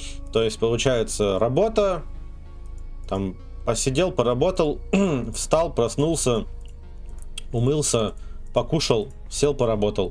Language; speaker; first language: Russian; native; Russian